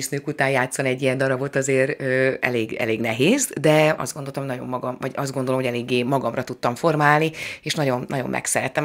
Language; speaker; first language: Hungarian; native; Hungarian